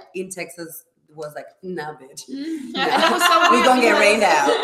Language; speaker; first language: English; non-native, fluent; Spanish